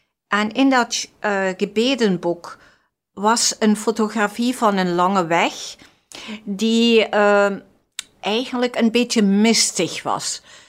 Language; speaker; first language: Dutch; non-native, fluent; English